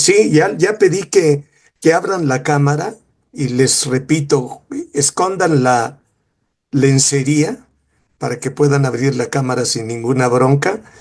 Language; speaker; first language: Spanish; native; Spanish